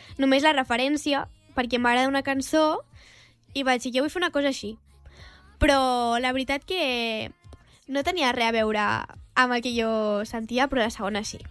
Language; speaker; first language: Catalan; non-native, local second language; Spanish